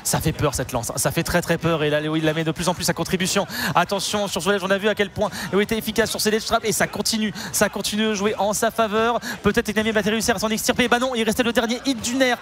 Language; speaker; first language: French; native; French